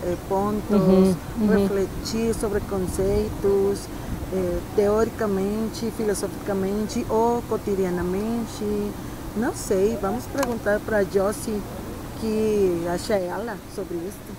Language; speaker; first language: Portuguese; non-native, fluent; Spanish